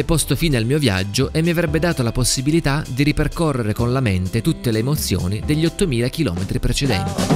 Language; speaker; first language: Italian; native; Italian